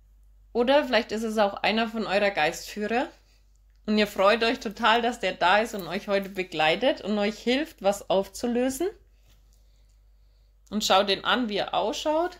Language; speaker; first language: German; native; German